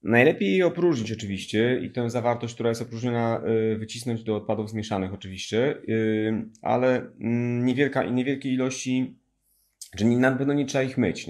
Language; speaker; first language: Polish; native; Polish